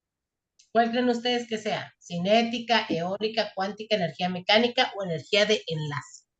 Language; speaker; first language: Spanish; native; Spanish